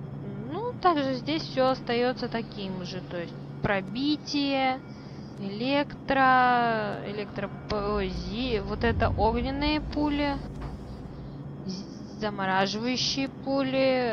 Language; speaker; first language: Russian; native; Russian